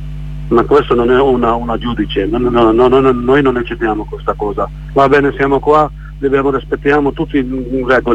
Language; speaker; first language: Italian; non-native, learner; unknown